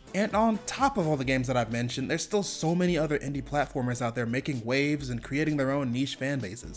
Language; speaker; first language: English; native; English